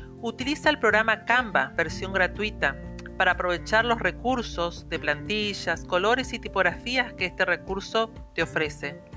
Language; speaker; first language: Spanish; native; Spanish